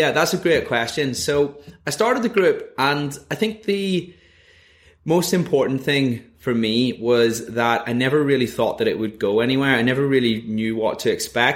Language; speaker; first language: English; native; English